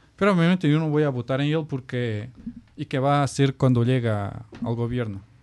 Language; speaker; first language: Spanish; non-native, fluent; Portuguese